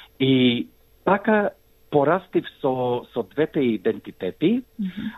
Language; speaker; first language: Macedonian; early bilingual, heritage; Macedonian